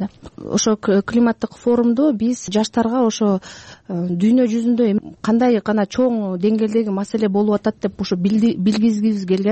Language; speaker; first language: Kyrgyz; native; Kyrgyz